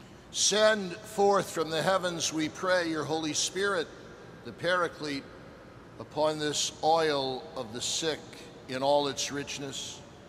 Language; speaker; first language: English; native; English